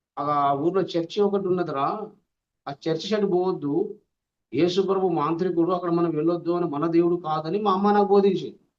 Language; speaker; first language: Telugu; non-native, local second language; Lambadi